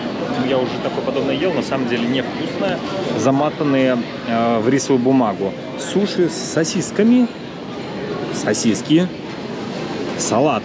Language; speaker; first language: Russian; native; Russian